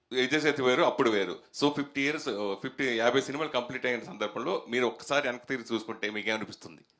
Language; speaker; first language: Telugu; native; Telugu